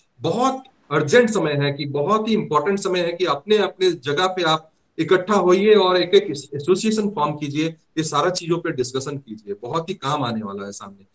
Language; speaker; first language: Hindi; native; Hindi